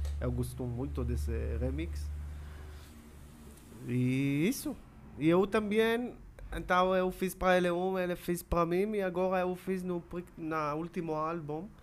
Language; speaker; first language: Portuguese; non-native, learner; Hebrew